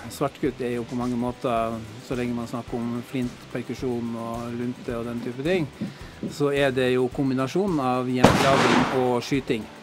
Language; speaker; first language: Norwegian; native; Norwegian